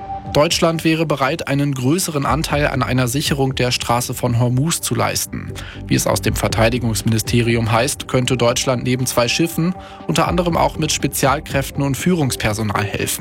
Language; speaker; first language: German; native; German